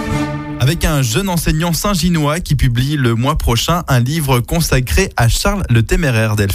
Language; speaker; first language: French; native; French